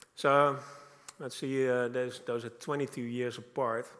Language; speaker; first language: English; non-native, fluent; Dutch